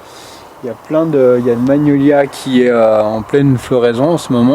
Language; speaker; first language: French; native; French